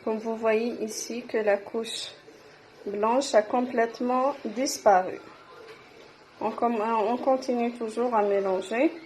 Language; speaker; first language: French; non-native, local second language; Arabic